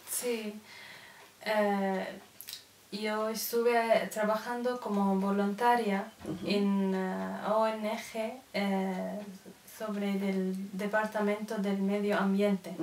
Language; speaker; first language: Spanish; non-native, learner; Arabic